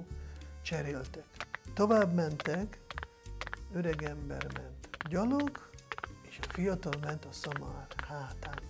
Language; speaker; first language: Hungarian; non-native, fluent; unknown